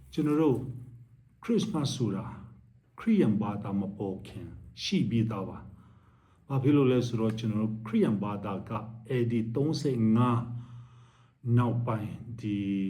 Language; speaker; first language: Burmese; non-native, local second language; Tedim Chin